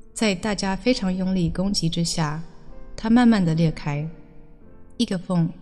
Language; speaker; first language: Chinese; early bilingual, heritage; Chinese